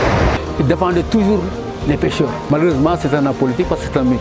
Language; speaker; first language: French; non-native, local second language; Wolof